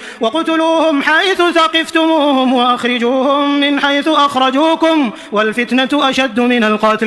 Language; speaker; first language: Arabic; native; Arabic